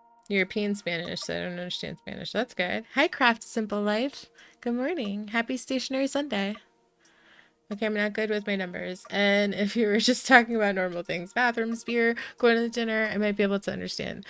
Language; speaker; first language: English; early bilingual, other home language; Spanish